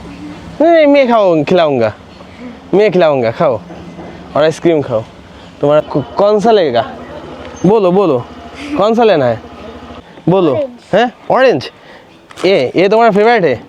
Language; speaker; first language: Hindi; non-native, learner; Bangla